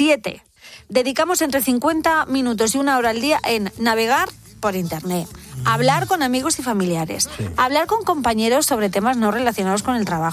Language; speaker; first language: Spanish; native; Spanish